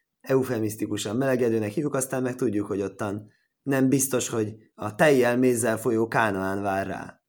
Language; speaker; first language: Hungarian; early bilingual, heritage; Hungarian